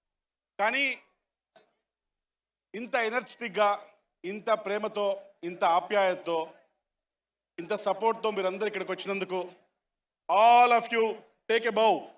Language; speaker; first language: Telugu; native; Telugu